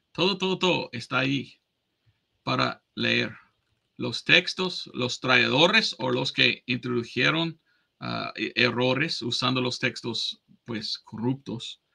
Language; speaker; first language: Spanish; non-native, fluent; English